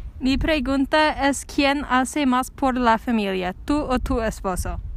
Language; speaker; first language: Spanish; non-native, learner; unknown